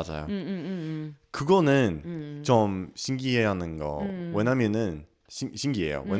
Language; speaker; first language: Korean; non-native, learner; English